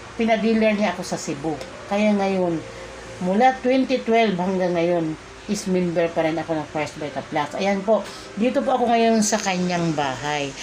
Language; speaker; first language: Filipino; non-native, local second language; Waray